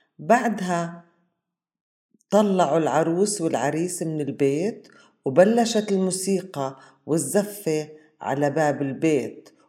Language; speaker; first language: Arabic; native; Arabic